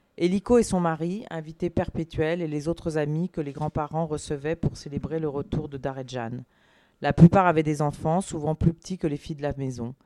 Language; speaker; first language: French; native; French